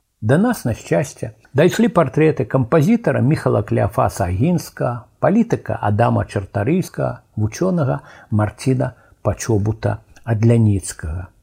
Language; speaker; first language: Belarusian; native; Belarusian